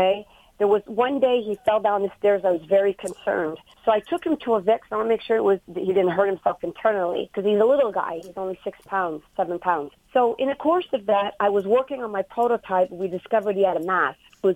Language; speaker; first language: English; native; English